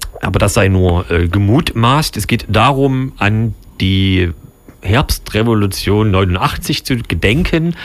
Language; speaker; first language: German; native; German